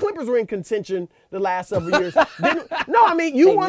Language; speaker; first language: English; native; English